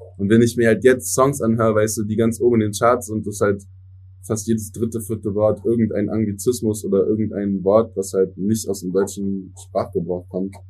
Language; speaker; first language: German; early bilingual, other home language; English